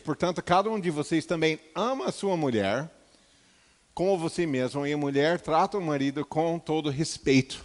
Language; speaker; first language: Portuguese; non-native, fluent; English